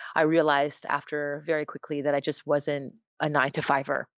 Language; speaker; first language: English; native; English